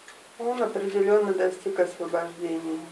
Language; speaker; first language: Russian; native; Russian